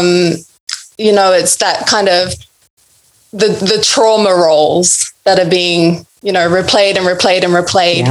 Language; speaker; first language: English; native; English